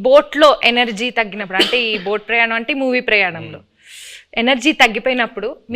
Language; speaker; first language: Telugu; native; Telugu